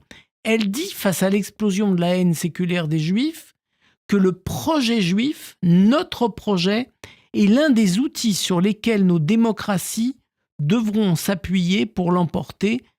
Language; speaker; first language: French; native; French